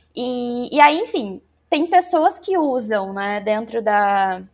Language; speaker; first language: Portuguese; native; Portuguese